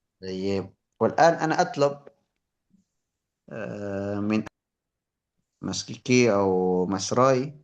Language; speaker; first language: Arabic; non-native, fluent; Indonesian